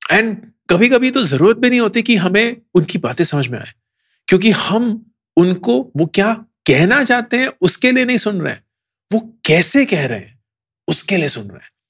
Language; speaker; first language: Hindi; native; Hindi